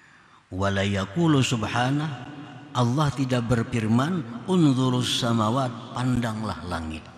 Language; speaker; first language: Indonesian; non-native, local second language; Banjar